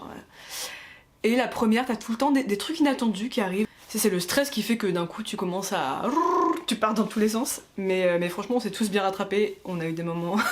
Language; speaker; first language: French; native; French